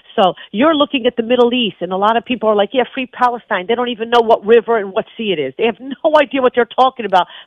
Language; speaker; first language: English; native; English